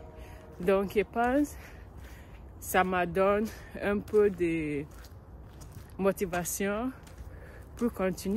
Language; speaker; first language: French; non-native, learner; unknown